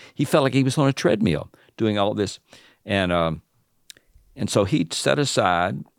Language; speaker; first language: English; native; English